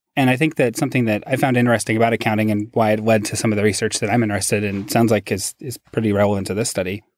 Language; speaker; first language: English; native; English